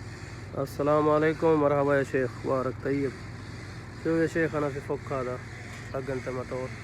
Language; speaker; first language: Arabic; non-native, learner; Urdu